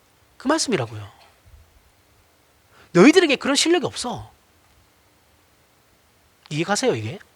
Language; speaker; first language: Korean; native; Korean